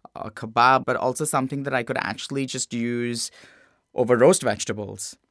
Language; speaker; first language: English; non-native, local second language; Hindi